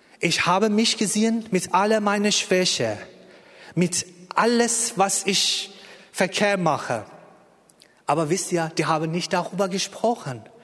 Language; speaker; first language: German; non-native, fluent; Persian